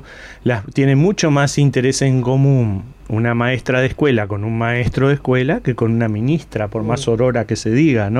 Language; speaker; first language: Spanish; native; Spanish